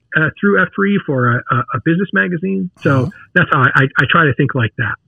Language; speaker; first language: English; native; English